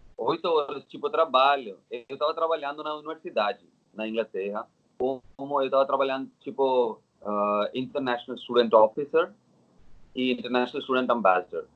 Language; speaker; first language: Portuguese; non-native, learner; Telugu